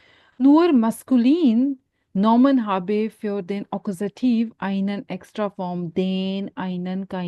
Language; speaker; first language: German; non-native, learner; Urdu